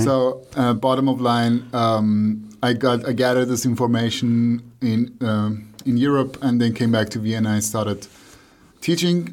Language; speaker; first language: English; non-native, fluent; Persian